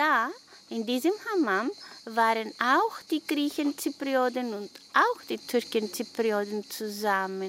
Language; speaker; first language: German; non-native, fluent; Greek